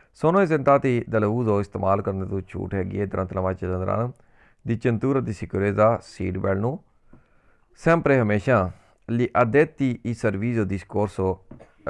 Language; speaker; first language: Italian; non-native, learner; Punjabi